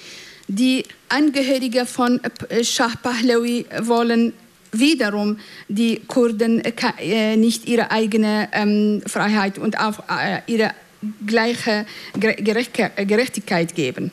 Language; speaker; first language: German; non-native, fluent; Central Kurdish